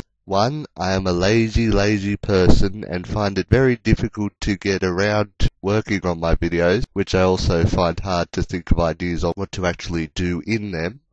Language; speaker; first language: English; native; English